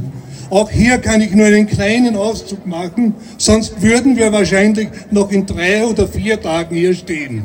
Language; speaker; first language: German; native; German